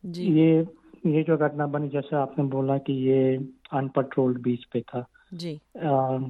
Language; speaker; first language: Hindi; non-native, local second language; Gujarati